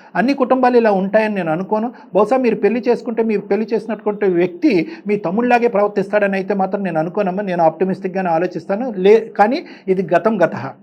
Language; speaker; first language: Telugu; native; Telugu